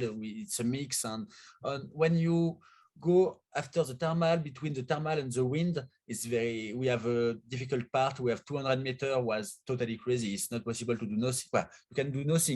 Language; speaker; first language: English; non-native, learner; French